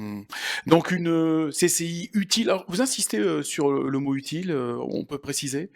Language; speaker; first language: French; native; French